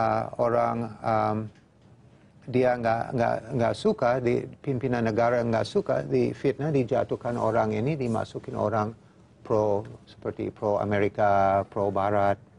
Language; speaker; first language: Indonesian; non-native, fluent; English